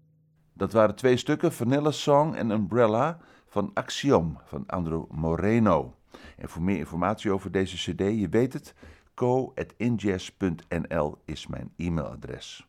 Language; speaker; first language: Dutch; native; Dutch